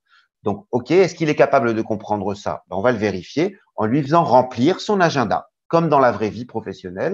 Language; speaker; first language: French; native; French